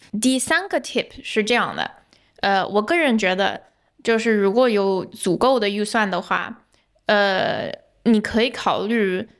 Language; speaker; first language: Chinese; non-native, fluent; English